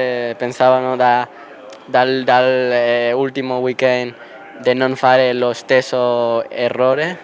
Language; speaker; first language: Italian; non-native, learner; Spanish